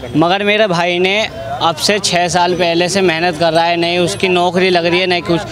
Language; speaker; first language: Hindi; native; Hindi